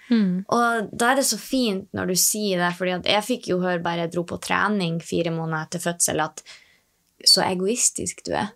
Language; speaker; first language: Norwegian; native; Norwegian